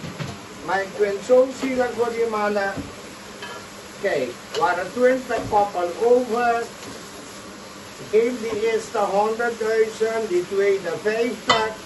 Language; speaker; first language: Dutch; non-native, local second language; Caribbean Hindustani